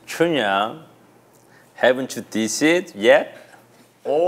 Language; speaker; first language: English; non-native, learner; Korean